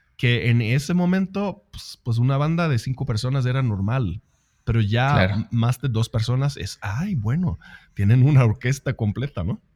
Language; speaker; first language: Spanish; non-native, fluent; Swedish